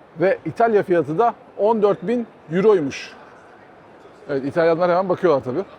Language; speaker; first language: Turkish; native; Turkish